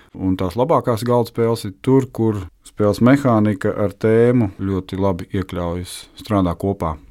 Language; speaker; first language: Latvian; native; Latvian